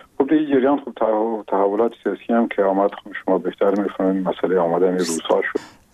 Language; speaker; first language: Persian; non-native, local second language; Pashto